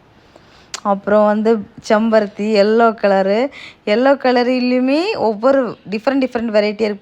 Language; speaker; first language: Tamil; native; Tamil